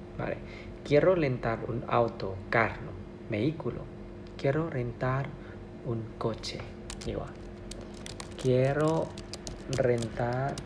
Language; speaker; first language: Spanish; non-native, learner; Thai